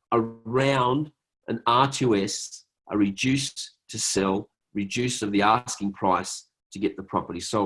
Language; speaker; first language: English; native; English